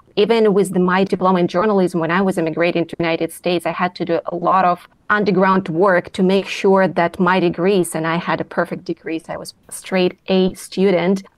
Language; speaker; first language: English; non-native, fluent; Russian